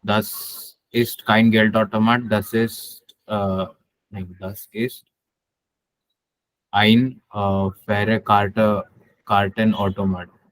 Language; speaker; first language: German; non-native, learner; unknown